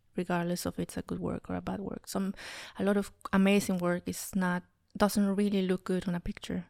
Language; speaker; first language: English; non-native, fluent; Spanish